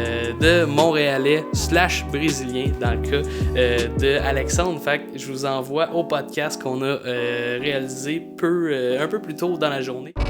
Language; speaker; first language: French; native; French